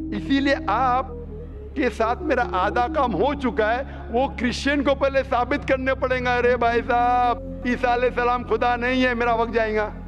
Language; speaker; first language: Hindi; non-native, local second language; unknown